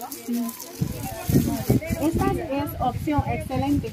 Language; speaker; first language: Spanish; non-native, learner; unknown